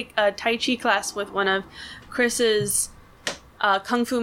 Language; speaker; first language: English; native; English